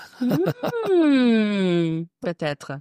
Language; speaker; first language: French; non-native, learner; English